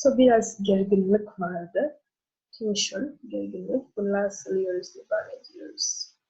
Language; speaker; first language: Turkish; non-native, learner; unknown